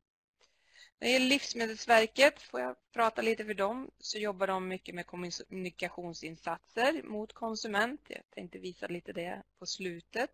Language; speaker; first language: Swedish; native; Swedish